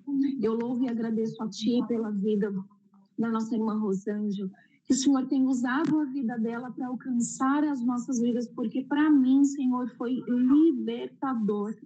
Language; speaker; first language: Portuguese; native; Portuguese